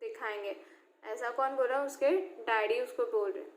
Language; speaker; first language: Hindi; non-native, local second language; Marathi